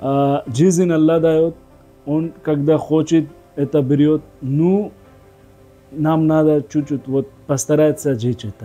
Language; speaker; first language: Russian; non-native, learner; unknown